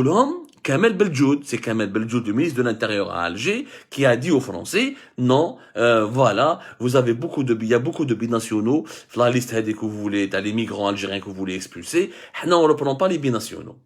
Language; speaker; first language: French; non-native, local second language; Arabic